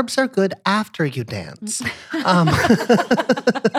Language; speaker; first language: English; native; English